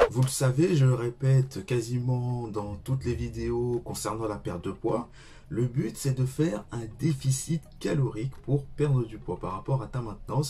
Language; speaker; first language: French; native; French